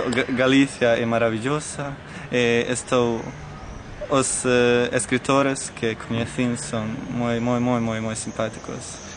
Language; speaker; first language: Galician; non-native, learner; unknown